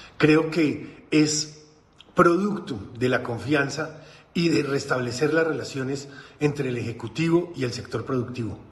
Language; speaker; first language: Spanish; native; Spanish